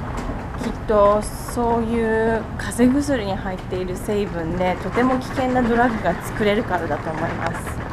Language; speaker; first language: Japanese; native; Japanese